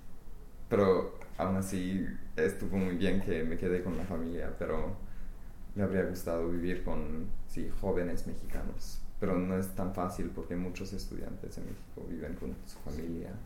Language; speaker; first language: Spanish; non-native, fluent; English